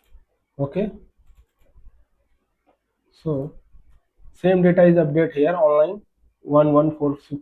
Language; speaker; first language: English; non-native, local second language; Hindi